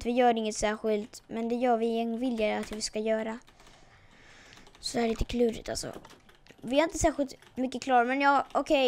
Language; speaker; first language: Swedish; native; Swedish